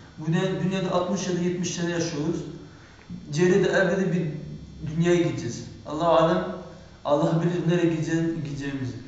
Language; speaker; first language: Turkish; early bilingual, heritage; Turkish